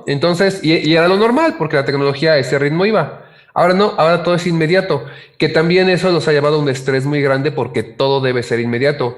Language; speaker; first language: Spanish; native; Spanish